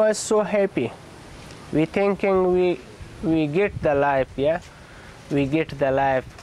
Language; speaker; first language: English; non-native, learner; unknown